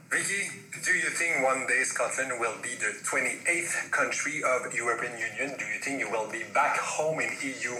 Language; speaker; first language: English; non-native, fluent; French